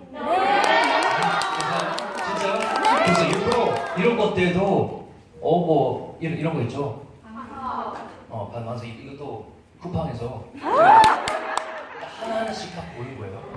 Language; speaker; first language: Korean; non-native, fluent; English